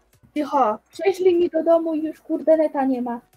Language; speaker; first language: Polish; native; Polish